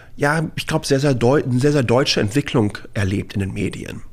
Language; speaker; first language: German; native; German